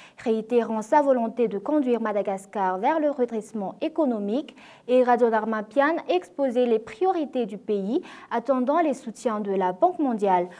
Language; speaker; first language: French; non-native, local second language; Malagasy